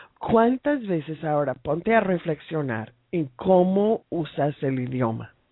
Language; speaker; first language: Spanish; non-native, fluent; English